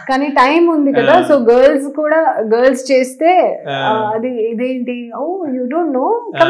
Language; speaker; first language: Telugu; non-native, learner; Hindi